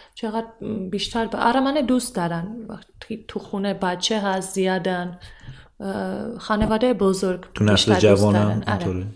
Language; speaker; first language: Persian; non-native, fluent; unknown